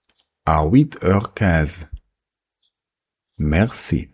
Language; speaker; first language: French; non-native, fluent; German